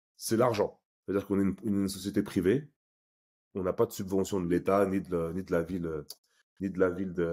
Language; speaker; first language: French; native; French